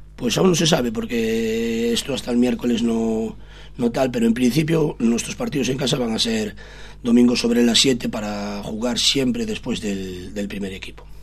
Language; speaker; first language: Spanish; non-native, local second language; Galician